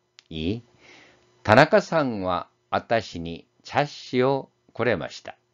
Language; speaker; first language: Japanese; non-native, fluent; Korean